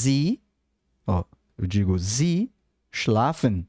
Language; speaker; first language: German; non-native, fluent; Portuguese